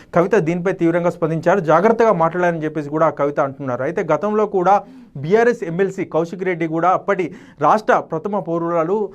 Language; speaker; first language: Telugu; native; Telugu